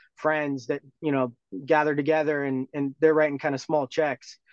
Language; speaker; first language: English; native; English